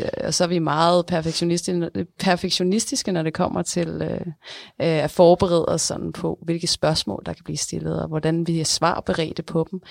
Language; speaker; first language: Danish; native; Danish